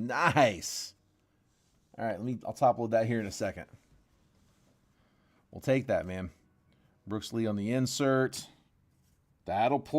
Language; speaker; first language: English; native; English